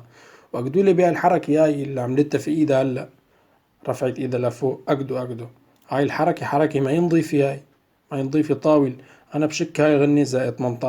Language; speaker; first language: Arabic; native; Arabic